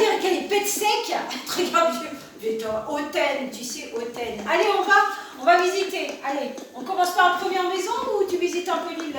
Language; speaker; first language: French; native; French